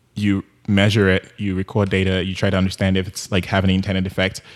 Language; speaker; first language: English; non-native, local second language; Yoruba